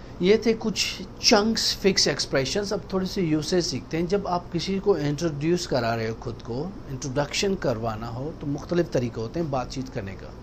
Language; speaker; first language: Urdu; native; Urdu